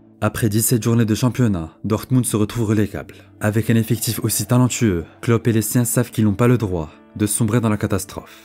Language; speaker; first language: French; native; French